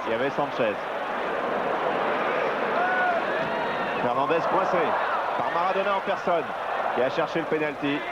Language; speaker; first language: French; native; French